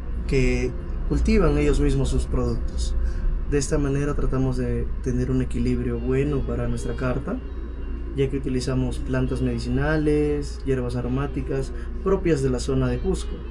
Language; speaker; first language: Spanish; native; Spanish